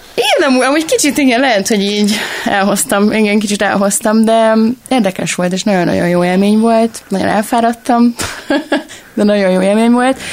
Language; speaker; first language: Hungarian; early bilingual, other home language; Bulgarian